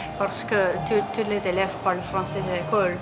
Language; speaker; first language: French; non-native, local second language; English